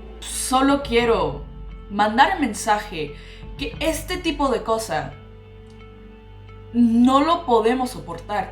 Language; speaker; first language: Spanish; non-native, local second language; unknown